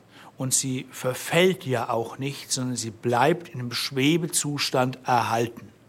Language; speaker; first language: German; native; German